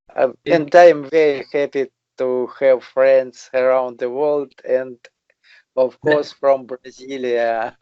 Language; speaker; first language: English; non-native, learner; Russian